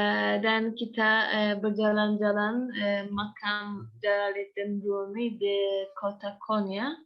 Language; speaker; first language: Indonesian; non-native, learner; Turkish